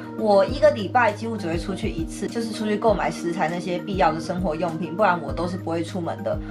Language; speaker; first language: Chinese; native; Chinese